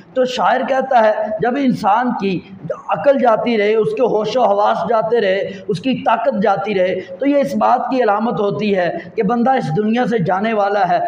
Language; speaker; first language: Urdu; non-native, local second language; Punjabi